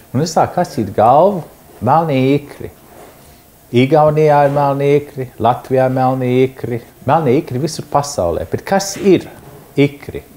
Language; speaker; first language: Latvian; early bilingual, heritage; Latvian